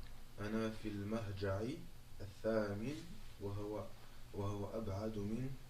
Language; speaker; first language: Arabic; non-native, learner; French